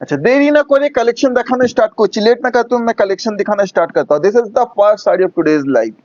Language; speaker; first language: Hindi; non-native, local second language; Bangla